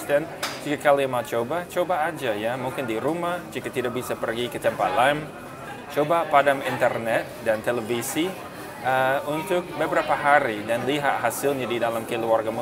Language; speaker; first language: Indonesian; non-native, fluent; English